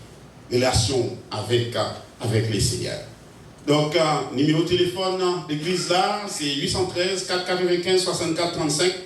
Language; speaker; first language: French; non-native, local second language; Haitian Creole